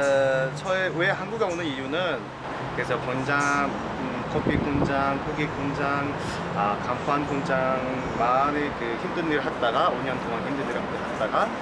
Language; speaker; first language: Korean; non-native, learner; Mongolian